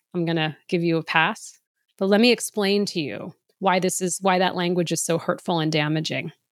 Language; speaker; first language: English; native; English